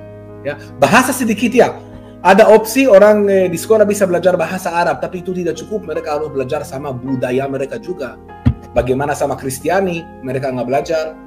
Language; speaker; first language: Indonesian; non-native, fluent; Hebrew